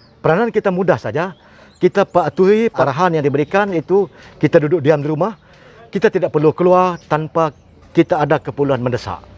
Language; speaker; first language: Malay; native; Malay